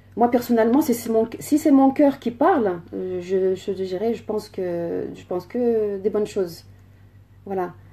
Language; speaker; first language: French; early bilingual, other home language; Riffian